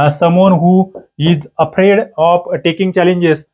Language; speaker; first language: English; non-native, local second language; Marathi